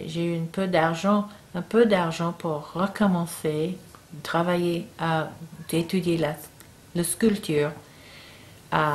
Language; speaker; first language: French; non-native, learner; English